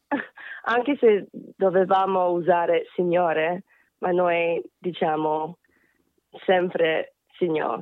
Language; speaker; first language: Italian; non-native, fluent; Korean